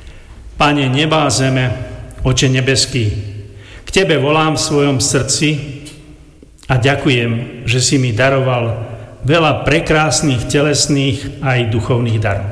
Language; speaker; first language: Slovak; native; Slovak